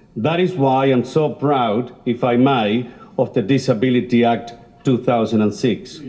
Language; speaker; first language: English; non-native, fluent; Spanish